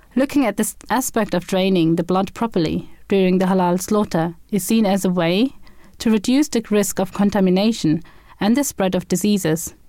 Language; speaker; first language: English; non-native, fluent; German